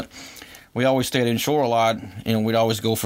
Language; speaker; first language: English; native; English